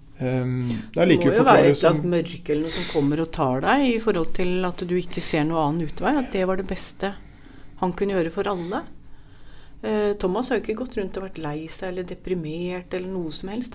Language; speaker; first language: Norwegian; native; Norwegian